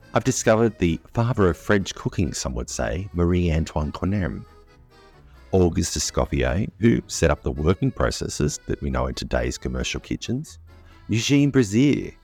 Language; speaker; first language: English; native; English